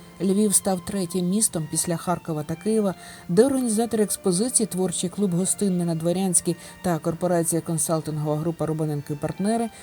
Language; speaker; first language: Ukrainian; native; Ukrainian